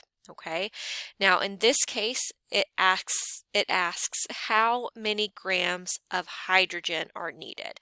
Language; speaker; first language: English; native; English